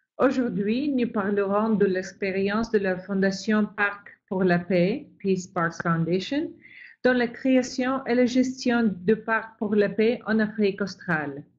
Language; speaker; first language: French; non-native, fluent; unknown